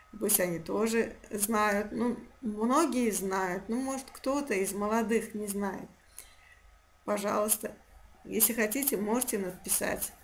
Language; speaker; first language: Russian; non-native, local second language; Azerbaijani